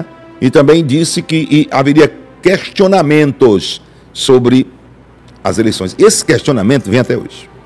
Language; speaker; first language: Portuguese; native; Portuguese